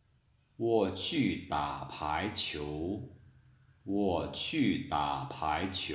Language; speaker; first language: Chinese; non-native, fluent; Lao